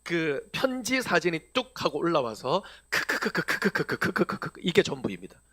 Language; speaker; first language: Korean; native; Korean